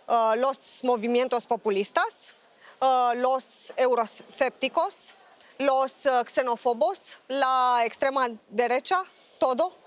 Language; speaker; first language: Spanish; non-native, learner; Romanian